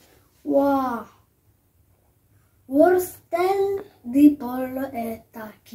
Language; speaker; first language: Italian; early bilingual, other home language; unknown